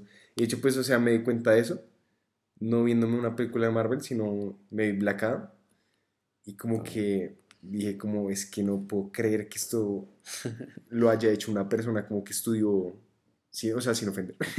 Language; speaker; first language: Spanish; native; Spanish